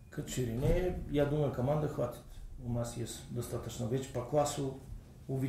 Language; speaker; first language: Russian; non-native, learner; Bulgarian